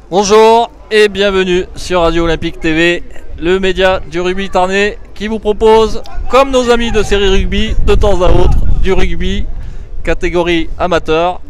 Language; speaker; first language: French; native; French